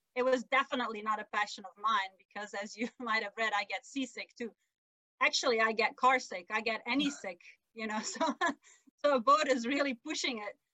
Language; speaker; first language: English; non-native, fluent; Dutch